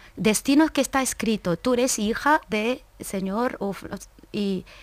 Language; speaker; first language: Spanish; non-native, fluent; Korean